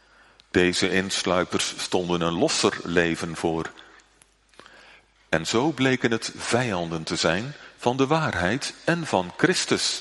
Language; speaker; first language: Dutch; native; Dutch